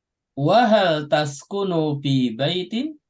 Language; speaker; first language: Arabic; non-native, fluent; Indonesian